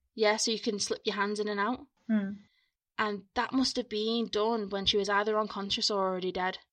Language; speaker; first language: English; native; English